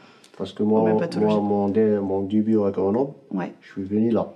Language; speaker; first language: French; non-native, fluent; Arabic